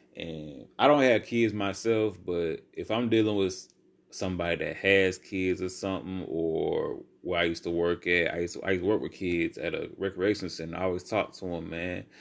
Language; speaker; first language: English; native; English